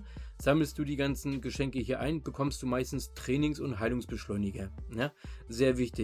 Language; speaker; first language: German; native; German